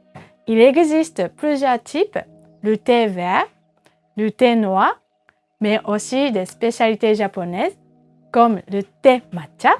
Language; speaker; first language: French; non-native, fluent; Japanese